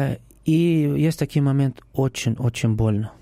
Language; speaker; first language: Russian; non-native, learner; Arabic